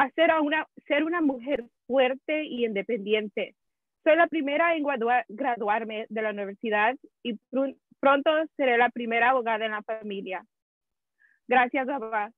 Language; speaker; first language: Spanish; early bilingual, heritage; Spanish